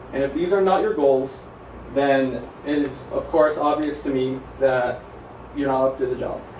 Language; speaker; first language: English; native; English